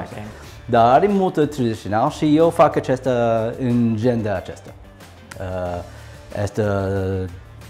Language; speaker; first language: Romanian; non-native, learner; English